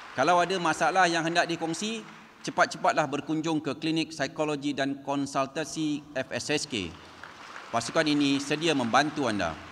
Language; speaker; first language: Malay; native; Malay